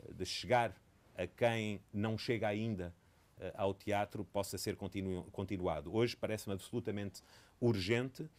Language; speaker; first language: Portuguese; native; Portuguese